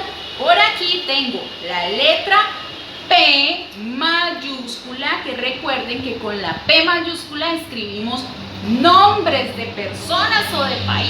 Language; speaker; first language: Spanish; native; Spanish